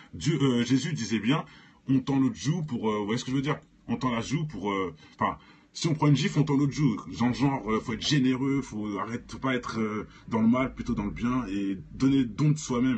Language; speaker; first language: French; native; French